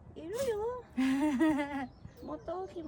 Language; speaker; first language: Japanese; non-native, fluent; Filipino